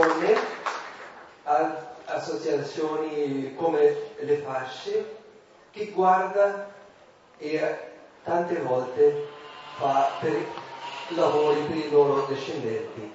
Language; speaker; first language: Italian; non-native, learner; Portuguese